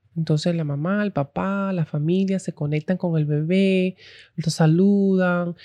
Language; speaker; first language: Spanish; early bilingual, heritage; Spanish